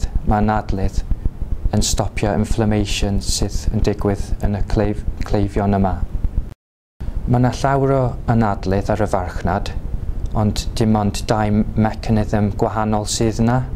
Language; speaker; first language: Welsh; non-native, local second language; English